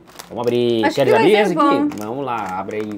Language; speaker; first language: Portuguese; native; Portuguese